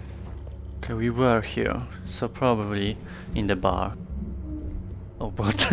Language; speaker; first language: English; non-native, fluent; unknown